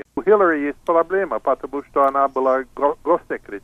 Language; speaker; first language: Russian; non-native, fluent; English